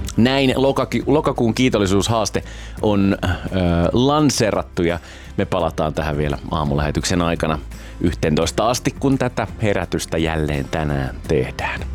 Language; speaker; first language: Finnish; native; Finnish